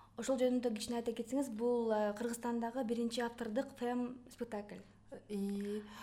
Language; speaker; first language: Kyrgyz; native; Kyrgyz